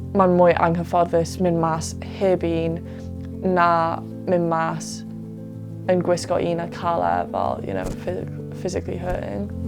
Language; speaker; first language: Welsh; non-native, local second language; English